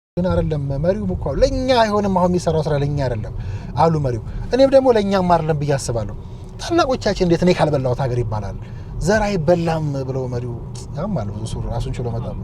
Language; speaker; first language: Amharic; native; Amharic